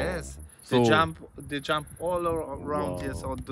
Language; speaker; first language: English; non-native, learner; Russian